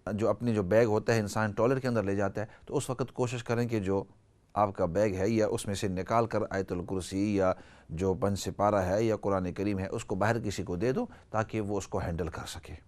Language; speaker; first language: Urdu; native; Urdu